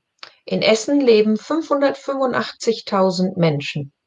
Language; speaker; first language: German; non-native, learner; English